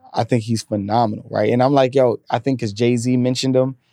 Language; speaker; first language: English; native; English